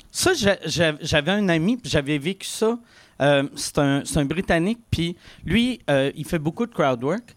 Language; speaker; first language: French; native; French